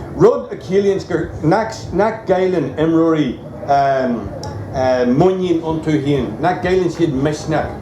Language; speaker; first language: Irish; non-native, local second language; English